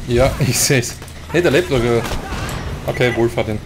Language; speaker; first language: German; native; German